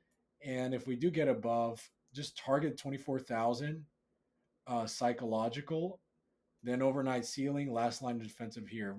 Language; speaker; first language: English; native; English